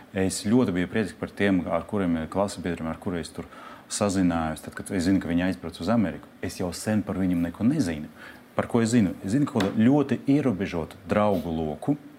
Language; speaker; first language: Latvian; non-native, local second language; Russian